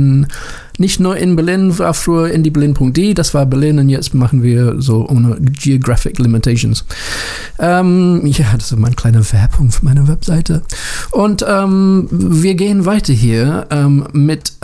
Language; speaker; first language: German; non-native, learner; English